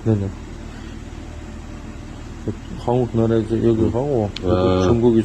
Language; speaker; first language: Korean; non-native, learner; Kazakh